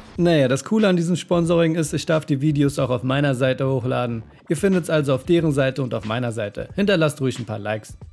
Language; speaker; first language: German; native; German